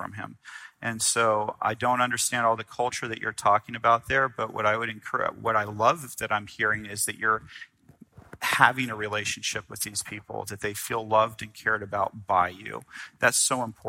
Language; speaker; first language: English; native; English